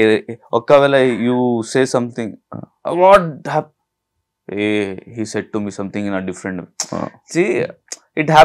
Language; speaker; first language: Telugu; non-native, learner; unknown